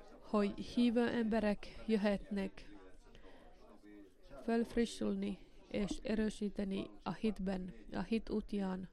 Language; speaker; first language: Hungarian; non-native, learner; Finnish